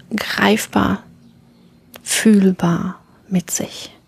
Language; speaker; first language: German; native; German